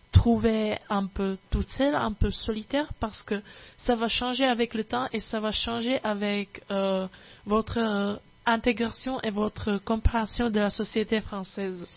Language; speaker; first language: French; non-native, fluent; Czech